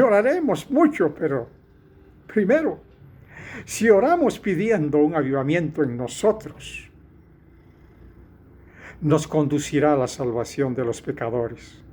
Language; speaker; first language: Spanish; native; Spanish